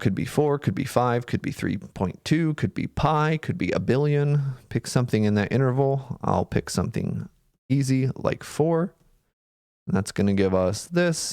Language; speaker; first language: English; native; English